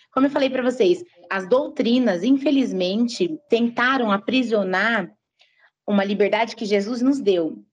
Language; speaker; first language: Portuguese; native; Portuguese